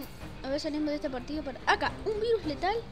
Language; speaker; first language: Spanish; native; Spanish